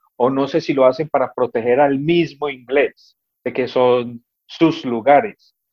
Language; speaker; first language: Spanish; native; Spanish